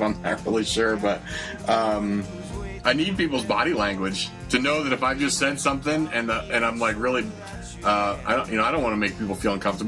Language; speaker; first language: English; native; English